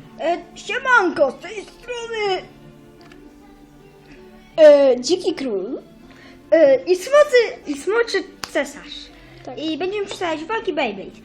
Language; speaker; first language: Polish; native; Polish